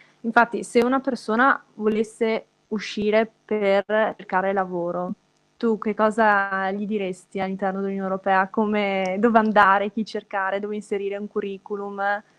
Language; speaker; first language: Italian; native; Italian